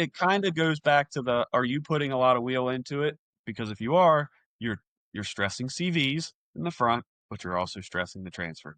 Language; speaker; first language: English; native; English